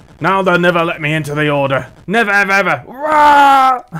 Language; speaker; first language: English; native; English